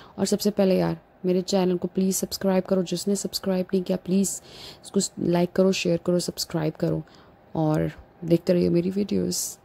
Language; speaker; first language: Urdu; native; Urdu